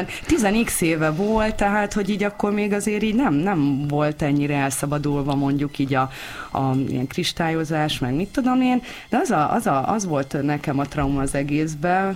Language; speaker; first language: Hungarian; native; Hungarian